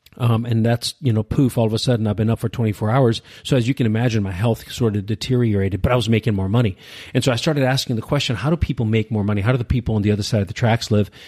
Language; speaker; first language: English; early bilingual, other home language; Urdu